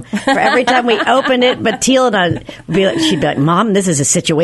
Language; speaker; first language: English; native; English